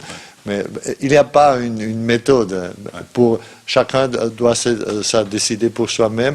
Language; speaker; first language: French; non-native, fluent; German